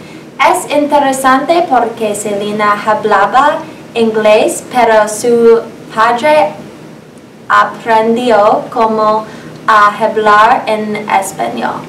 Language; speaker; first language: Spanish; non-native, learner; English